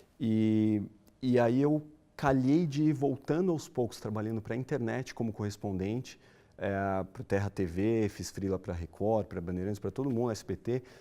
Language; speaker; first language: Portuguese; native; Portuguese